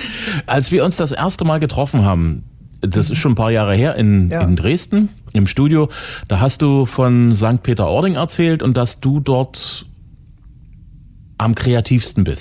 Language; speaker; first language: German; native; German